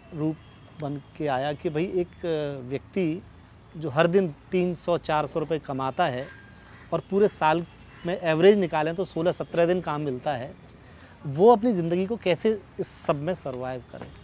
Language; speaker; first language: Hindi; native; Hindi